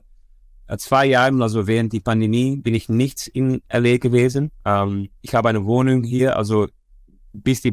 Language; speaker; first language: German; non-native, fluent; Dutch